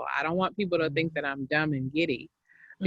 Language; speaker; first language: English; native; English